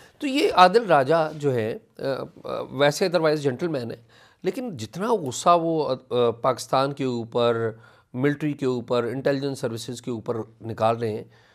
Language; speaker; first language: Urdu; native; Urdu